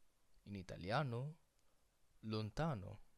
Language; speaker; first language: Italian; non-native, fluent; Filipino